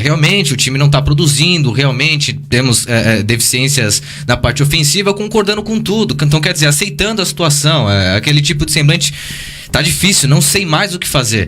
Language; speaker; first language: Portuguese; native; Portuguese